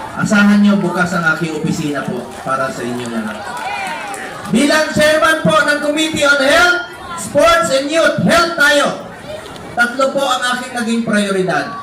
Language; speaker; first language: Filipino; non-native, local second language; Cebuano